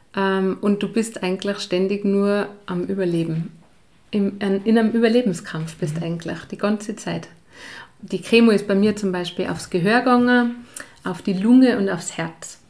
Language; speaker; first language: German; native; German